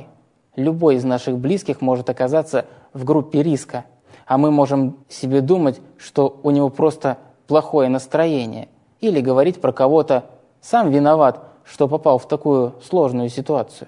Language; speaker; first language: Russian; native; Russian